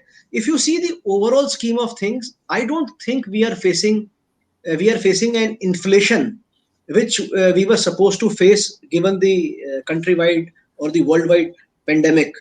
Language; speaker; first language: English; non-native, local second language; Hindi